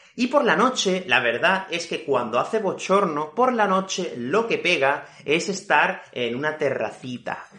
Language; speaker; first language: Spanish; native; Spanish